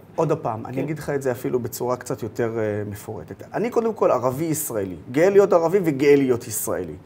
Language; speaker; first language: Hebrew; non-native, local second language; Arabic